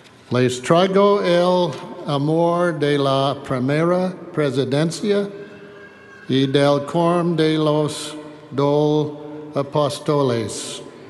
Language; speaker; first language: Spanish; non-native, learner; English